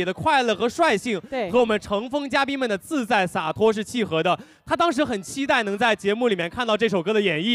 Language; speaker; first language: Chinese; native; Chinese